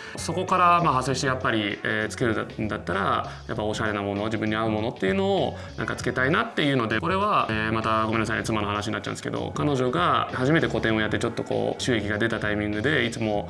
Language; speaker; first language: Japanese; native; Japanese